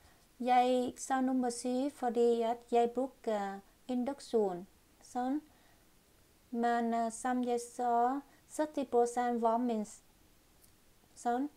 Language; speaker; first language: Norwegian; non-native, learner; Vietnamese